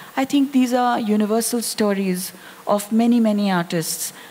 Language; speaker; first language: English; non-native, local second language; Hindi